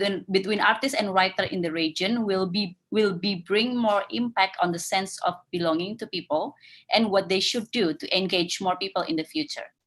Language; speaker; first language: English; non-native, fluent; Indonesian